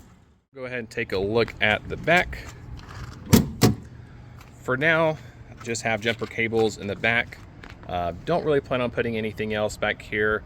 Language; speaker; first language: English; native; English